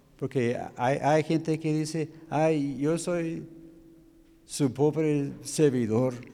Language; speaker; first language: Spanish; non-native, fluent; English